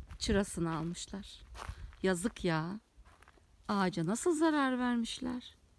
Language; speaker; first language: Turkish; native; Turkish